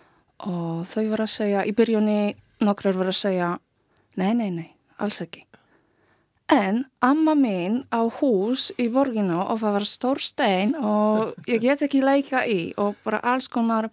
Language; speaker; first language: Icelandic; non-native, learner; Polish